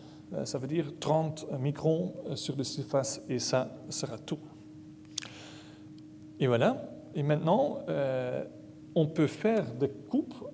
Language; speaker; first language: French; non-native, learner; Dutch